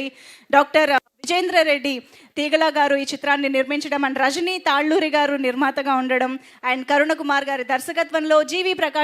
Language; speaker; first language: Telugu; native; Telugu